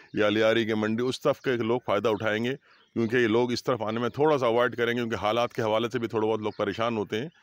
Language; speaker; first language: Urdu; native; Urdu